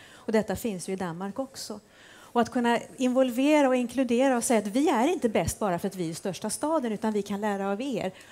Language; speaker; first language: Swedish; native; Swedish